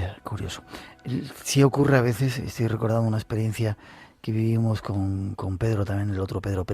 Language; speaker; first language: Spanish; native; Spanish